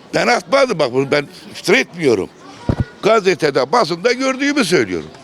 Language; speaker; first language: Turkish; native; Turkish